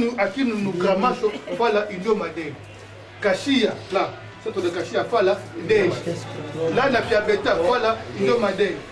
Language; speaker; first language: Portuguese; non-native, learner; Lingala